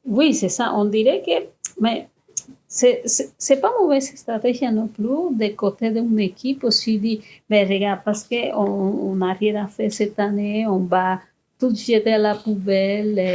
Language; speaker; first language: French; non-native, fluent; Spanish